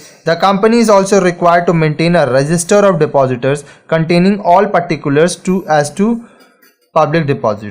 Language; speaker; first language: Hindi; native; Hindi